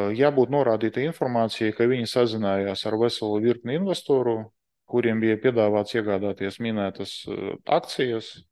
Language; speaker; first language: Latvian; non-native, local second language; Russian